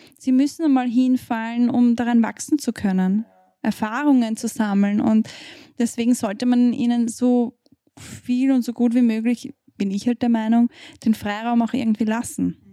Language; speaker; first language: German; native; German